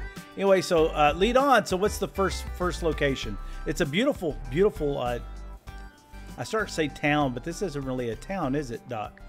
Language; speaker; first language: English; native; English